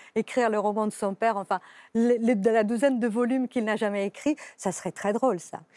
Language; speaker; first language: French; non-native, fluent; Italian